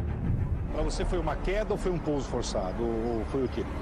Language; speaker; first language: Portuguese; native; Portuguese